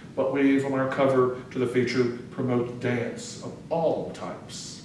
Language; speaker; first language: English; native; English